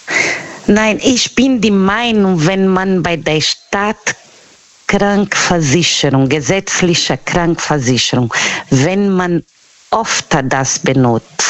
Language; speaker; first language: German; non-native, fluent; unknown